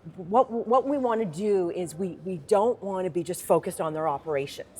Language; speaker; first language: English; native; English